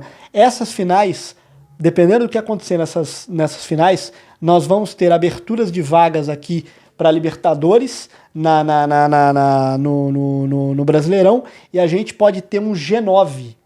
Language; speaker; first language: Portuguese; native; Portuguese